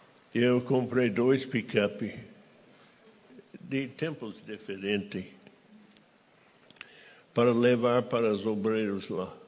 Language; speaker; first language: Portuguese; non-native, fluent; English